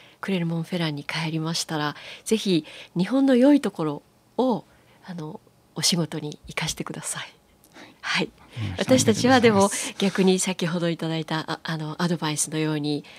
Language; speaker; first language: Japanese; native; Japanese